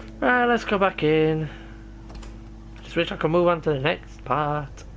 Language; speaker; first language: English; native; English